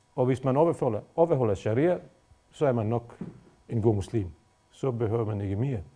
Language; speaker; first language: Danish; non-native, fluent; Bosnian